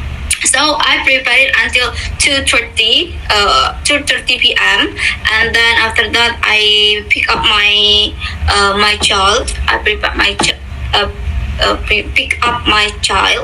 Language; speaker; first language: English; non-native, fluent; Indonesian